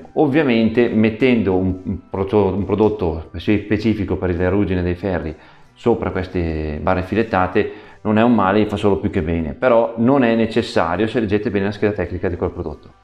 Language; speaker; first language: Italian; native; Italian